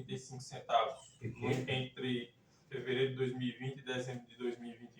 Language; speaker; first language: Portuguese; native; Portuguese